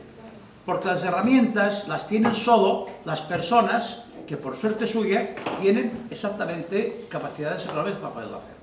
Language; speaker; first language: Spanish; non-native, local second language; Catalan